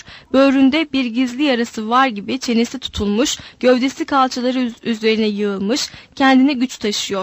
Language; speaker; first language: Turkish; native; Turkish